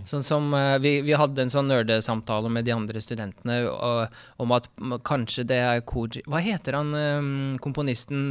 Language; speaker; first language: Norwegian; early bilingual, other home language; Russian